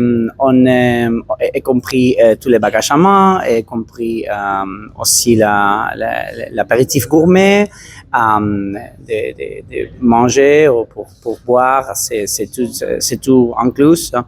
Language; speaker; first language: French; non-native, learner; Spanish